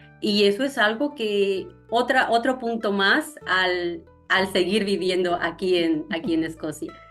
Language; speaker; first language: Spanish; native; Spanish